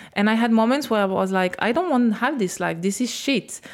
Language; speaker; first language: English; non-native, fluent; French